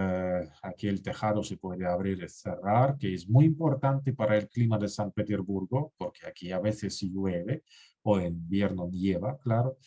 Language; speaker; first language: Spanish; non-native, fluent; Russian